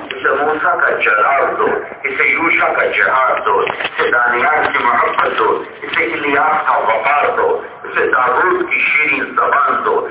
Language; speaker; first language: Urdu; non-native, local second language; Punjabi